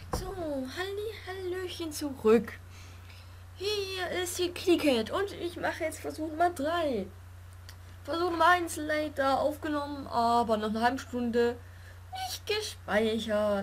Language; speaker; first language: German; native; German